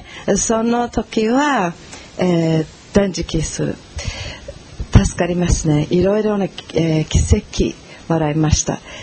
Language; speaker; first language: Japanese; non-native, fluent; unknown